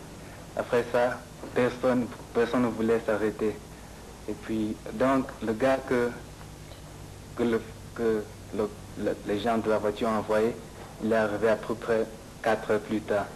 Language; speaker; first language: French; non-native, fluent; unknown